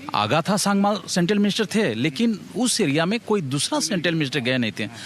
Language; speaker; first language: Hindi; non-native, local second language; Assamese